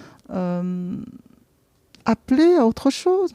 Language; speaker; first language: French; non-native, fluent; Vietnamese